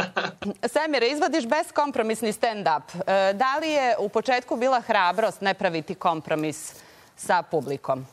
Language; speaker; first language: Serbian; native; Serbian